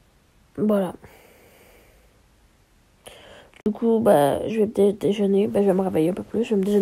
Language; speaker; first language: French; native; French